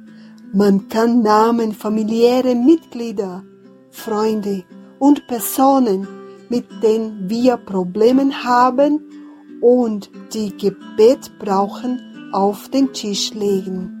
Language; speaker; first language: German; non-native, fluent; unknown